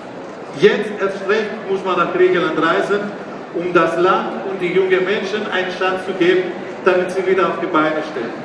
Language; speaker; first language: German; non-native, fluent; Greek